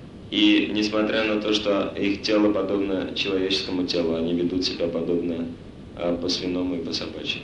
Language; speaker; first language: Russian; native; Russian